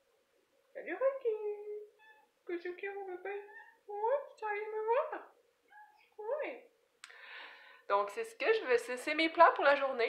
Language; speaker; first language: French; native; French